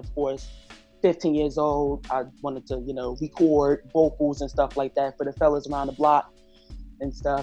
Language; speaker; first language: English; native; English